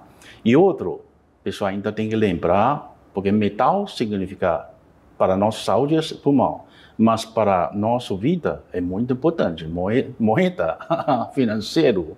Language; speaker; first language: Portuguese; non-native, learner; Chinese